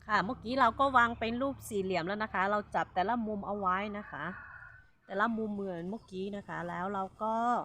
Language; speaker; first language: Thai; non-native, local second language; Hmong